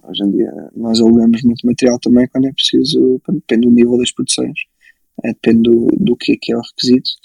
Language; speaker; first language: Portuguese; early bilingual, other home language; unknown